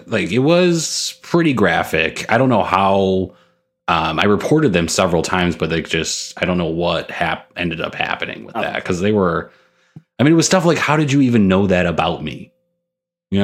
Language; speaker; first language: English; native; English